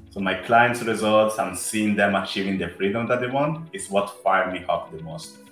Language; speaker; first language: English; non-native, fluent; Italian